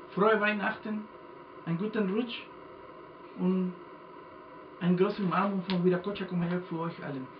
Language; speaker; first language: German; non-native, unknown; Spanish